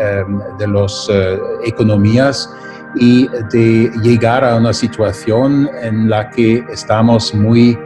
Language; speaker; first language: Spanish; non-native, fluent; German